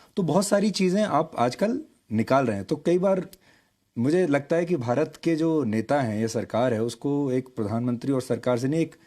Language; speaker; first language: Hindi; native; Hindi